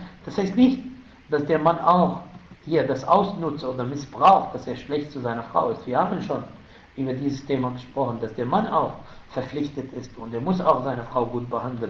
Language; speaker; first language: German; non-native, fluent; Arabic